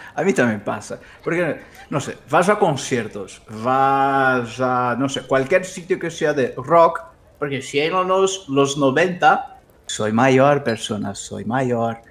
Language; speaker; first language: Spanish; non-native, fluent; Portuguese